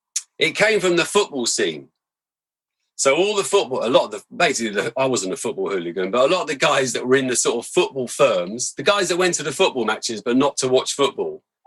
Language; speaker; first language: English; native; English